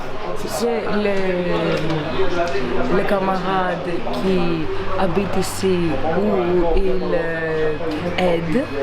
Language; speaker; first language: French; non-native, learner; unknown